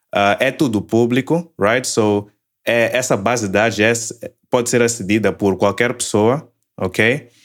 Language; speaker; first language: Portuguese; native; Portuguese